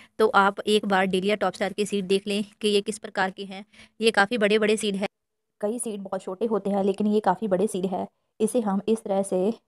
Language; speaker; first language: Hindi; non-native, local second language; Punjabi